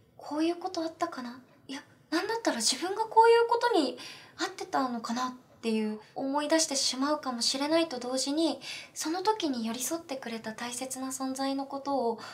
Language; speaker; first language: Japanese; native; Japanese